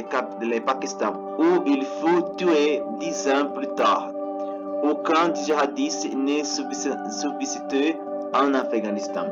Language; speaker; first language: French; non-native, learner; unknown